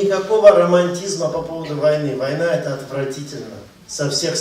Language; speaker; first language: Russian; native; Russian